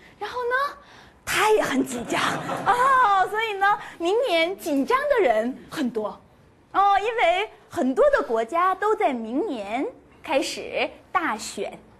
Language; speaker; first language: Chinese; native; Chinese